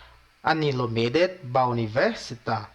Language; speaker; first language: Hebrew; non-native, learner; Portuguese